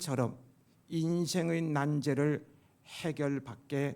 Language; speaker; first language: Korean; native; Korean